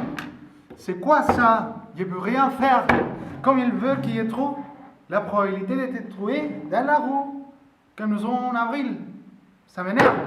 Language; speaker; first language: French; non-native, learner; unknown